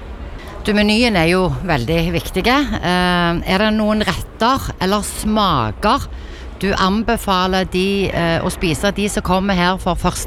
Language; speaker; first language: Norwegian; native; Norwegian